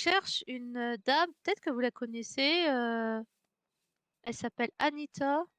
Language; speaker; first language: French; native; French